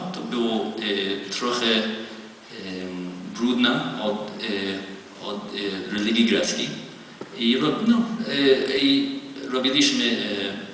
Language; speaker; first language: Polish; non-native, learner; Hebrew